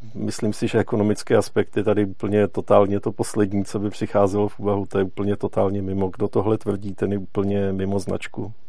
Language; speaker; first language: Czech; native; Czech